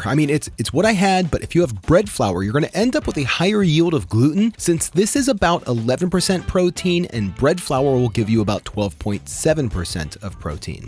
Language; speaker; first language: English; native; English